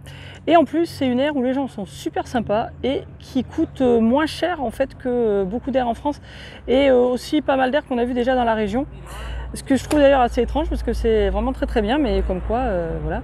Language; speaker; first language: French; native; French